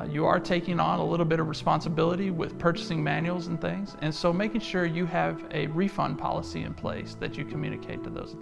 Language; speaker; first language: English; native; English